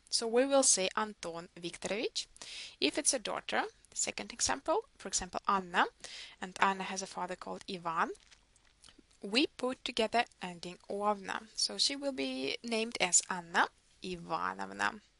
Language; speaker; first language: English; non-native, fluent; Russian